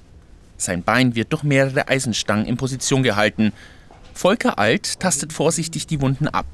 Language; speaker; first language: German; native; German